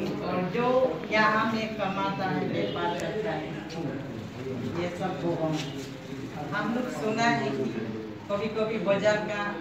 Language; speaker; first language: Hindi; non-native, local second language; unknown